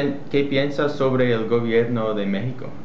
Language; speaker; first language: Spanish; non-native, learner; English